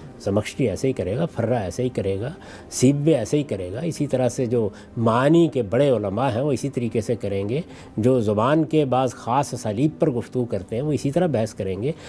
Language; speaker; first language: Urdu; non-native, local second language; Punjabi